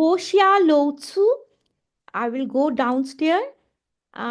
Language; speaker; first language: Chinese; non-native, learner; Hindi